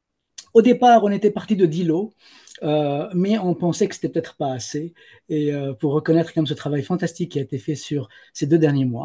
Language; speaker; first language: French; native; French